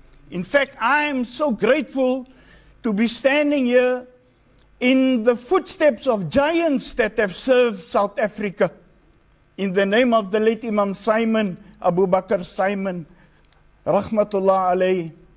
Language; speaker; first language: English; non-native, local second language; Afrikaans